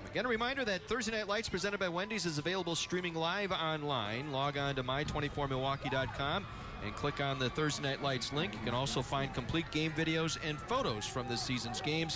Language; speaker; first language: English; native; English